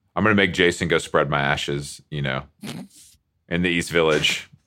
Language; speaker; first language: English; native; English